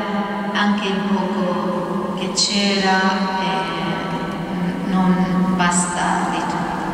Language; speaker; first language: Italian; non-native, fluent; Arabic